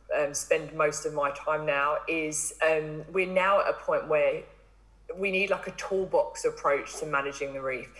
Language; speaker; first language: English; native; English